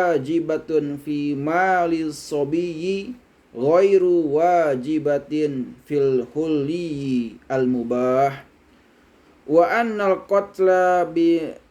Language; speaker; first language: Arabic; non-native, fluent; Indonesian